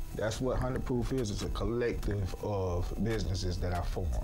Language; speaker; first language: English; native; English